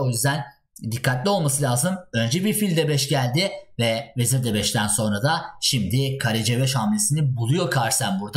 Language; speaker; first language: Turkish; native; Turkish